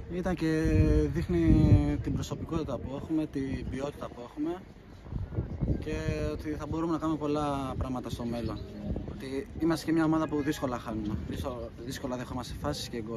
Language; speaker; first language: Greek; non-native, local second language; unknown